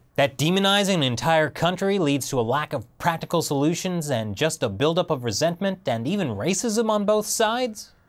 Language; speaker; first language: English; native; English